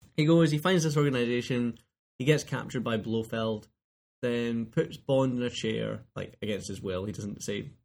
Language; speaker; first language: English; native; English